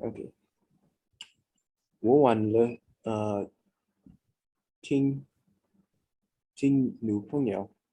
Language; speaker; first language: Chinese; non-native, learner; English